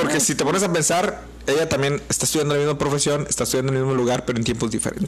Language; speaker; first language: Spanish; native; Spanish